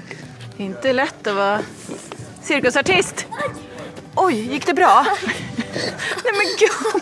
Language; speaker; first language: Swedish; native; Swedish